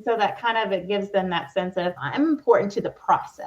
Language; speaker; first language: English; native; English